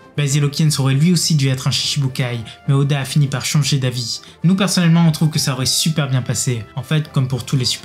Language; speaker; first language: French; native; French